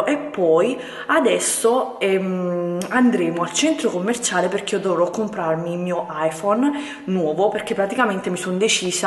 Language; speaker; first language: Italian; native; Italian